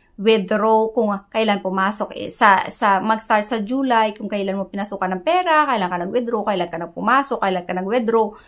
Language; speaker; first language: Filipino; non-native, local second language; Hiligaynon